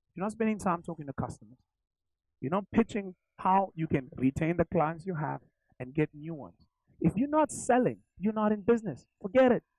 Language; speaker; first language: English; non-native, local second language; Zulu